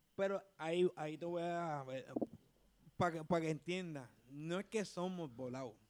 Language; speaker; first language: Spanish; early bilingual, heritage; Spanish